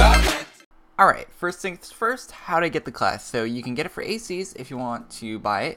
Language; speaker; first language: English; native; English